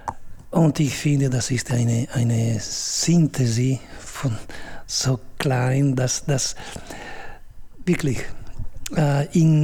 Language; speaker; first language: German; non-native, fluent; Italian